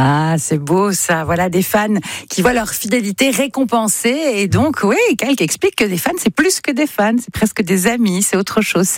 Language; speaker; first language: French; native; French